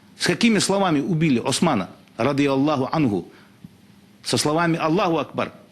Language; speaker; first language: Russian; non-native, local second language; Chechen